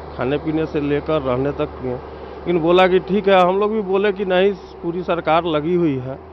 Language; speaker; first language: Hindi; native; Hindi